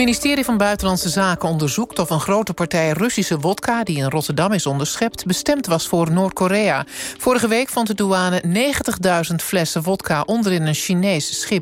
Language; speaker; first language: Dutch; native; Dutch